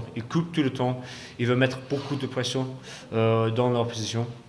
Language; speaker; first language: French; non-native, fluent; English